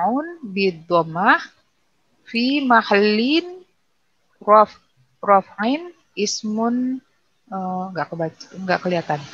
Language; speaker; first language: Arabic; non-native, learner; Indonesian